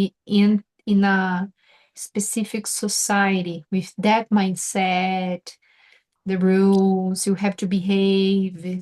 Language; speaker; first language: English; non-native, fluent; Portuguese